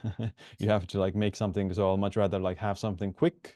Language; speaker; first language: English; non-native, fluent; Estonian